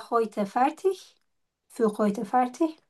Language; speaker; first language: German; non-native, learner; Turkish